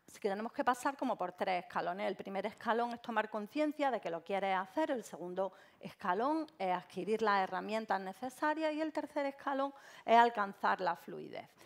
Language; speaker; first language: Spanish; native; Spanish